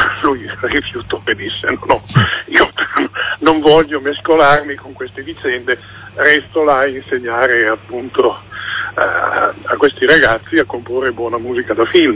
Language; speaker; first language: Italian; native; Italian